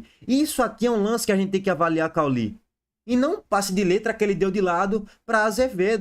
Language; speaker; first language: Portuguese; native; Portuguese